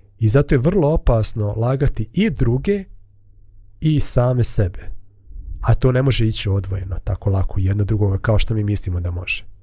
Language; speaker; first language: Bosnian; native; Bosnian